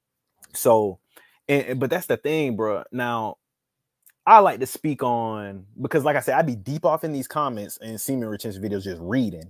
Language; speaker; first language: English; native; English